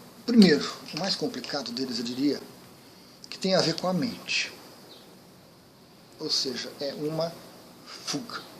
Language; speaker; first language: Portuguese; native; Portuguese